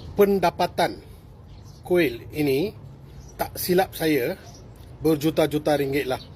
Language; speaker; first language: Malay; non-native, local second language; Tamil